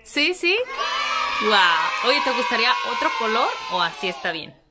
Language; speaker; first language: Spanish; native; Spanish